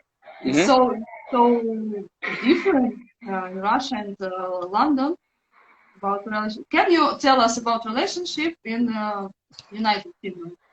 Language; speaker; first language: English; non-native, learner; Russian